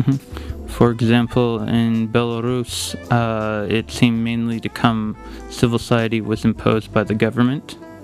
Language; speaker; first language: English; native; English